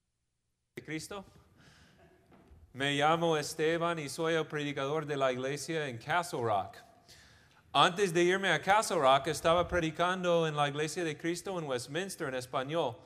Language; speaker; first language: Spanish; non-native, fluent; English